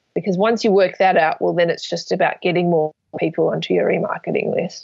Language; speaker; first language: English; native; English